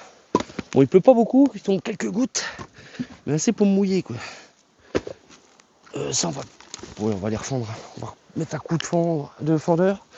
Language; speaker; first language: French; native; French